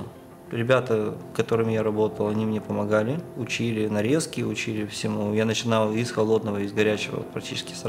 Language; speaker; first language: Russian; native; Russian